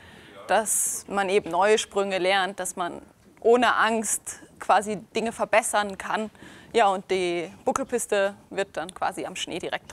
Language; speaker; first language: German; native; German